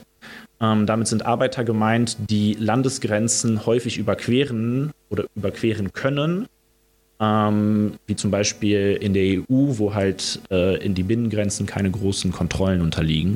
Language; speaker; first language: German; early bilingual, other home language; Romanian